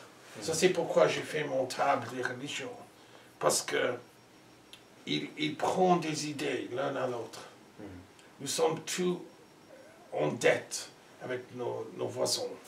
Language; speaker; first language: French; non-native, learner; English